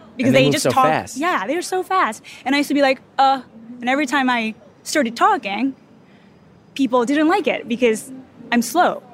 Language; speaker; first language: English; non-native, fluent; Japanese